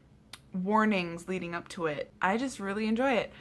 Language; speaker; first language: English; native; English